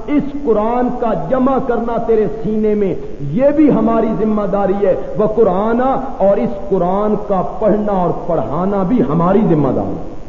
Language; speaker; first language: Urdu; non-native, local second language; Punjabi